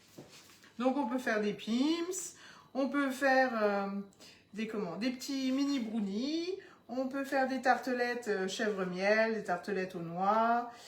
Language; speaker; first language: French; native; French